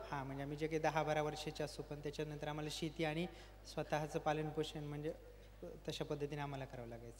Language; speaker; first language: Marathi; native; Marathi